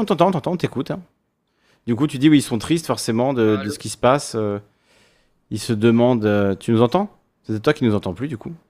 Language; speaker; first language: French; native; French